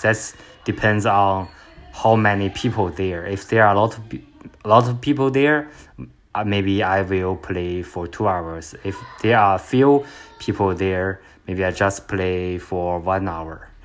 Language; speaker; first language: English; non-native, learner; Chinese